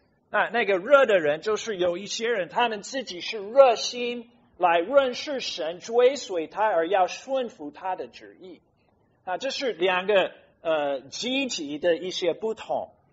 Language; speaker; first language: Chinese; non-native, fluent; English